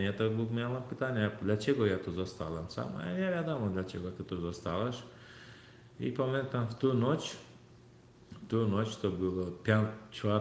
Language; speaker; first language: Polish; non-native, learner; Turkmen